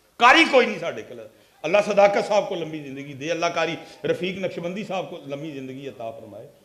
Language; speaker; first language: Urdu; non-native, local second language; Punjabi